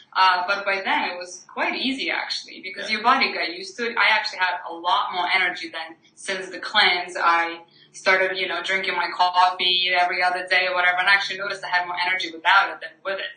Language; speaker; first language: English; non-native, fluent; Ukrainian